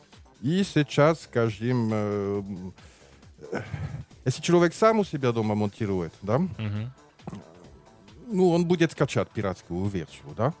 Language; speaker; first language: Russian; non-native, learner; French